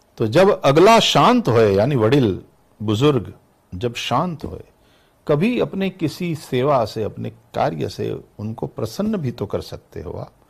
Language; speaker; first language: Hindi; non-native, local second language; Gujarati